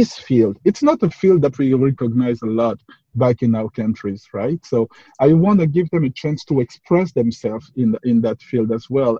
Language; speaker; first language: English; non-native, fluent; French